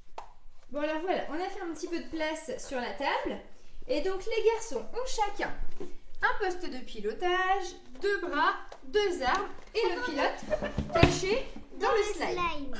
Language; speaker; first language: French; native; French